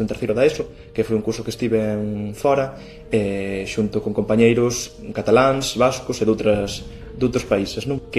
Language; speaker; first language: Galician; non-native, local second language; Spanish